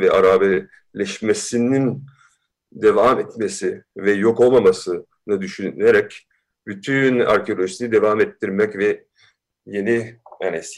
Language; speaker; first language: Turkish; early bilingual, heritage; Turkish